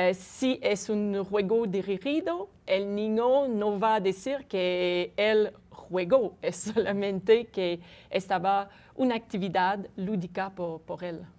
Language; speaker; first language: Spanish; non-native, fluent; French